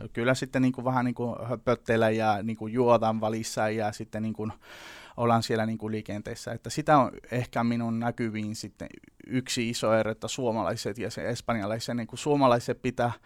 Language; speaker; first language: Finnish; non-native, learner; Spanish